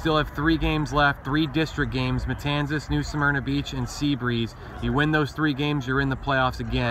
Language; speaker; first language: English; native; English